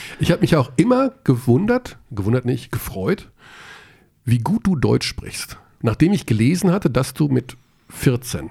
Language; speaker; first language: German; native; German